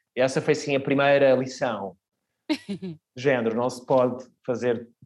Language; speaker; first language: Portuguese; early bilingual, other home language; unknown